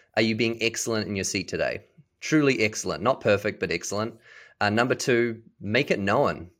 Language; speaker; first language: English; native; English